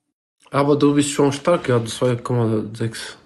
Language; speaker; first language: German; non-native, learner; Turkish